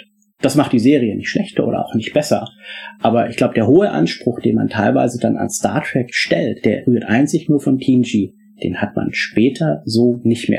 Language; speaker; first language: German; native; German